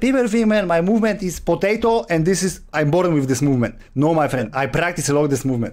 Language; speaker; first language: English; non-native, learner; Polish